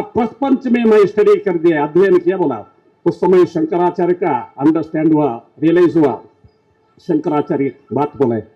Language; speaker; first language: Hindi; non-native, local second language; Kannada